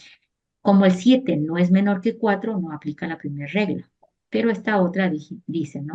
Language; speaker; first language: Spanish; native; Spanish